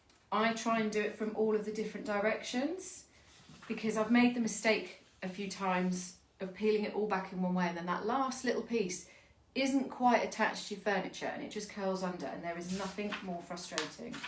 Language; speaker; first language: English; native; English